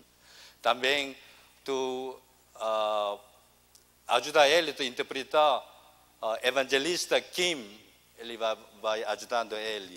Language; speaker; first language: Portuguese; non-native, learner; Korean